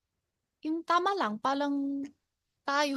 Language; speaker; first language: Filipino; non-native, learner; Chinese